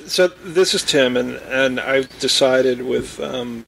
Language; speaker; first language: English; native; English